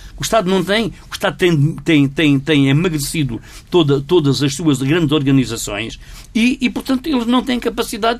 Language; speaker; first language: Portuguese; native; Portuguese